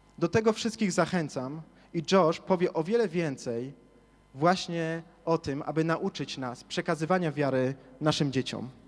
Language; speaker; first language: Polish; native; Polish